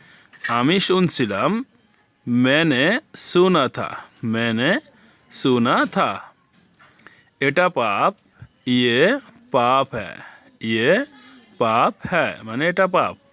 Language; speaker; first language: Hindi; non-native, fluent; Bangla